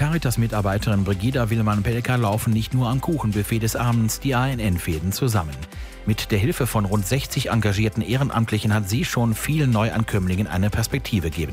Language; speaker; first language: German; native; German